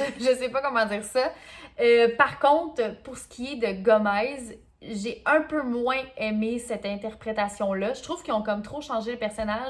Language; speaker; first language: French; native; French